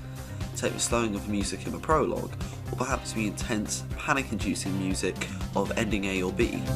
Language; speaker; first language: English; native; English